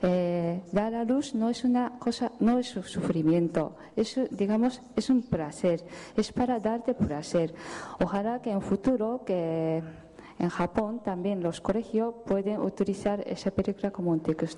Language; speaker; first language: Spanish; non-native, fluent; Japanese